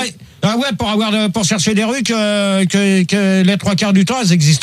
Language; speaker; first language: French; native; French